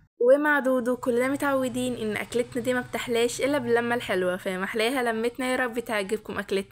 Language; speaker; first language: Arabic; native; Arabic